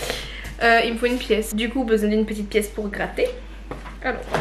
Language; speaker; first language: French; native; French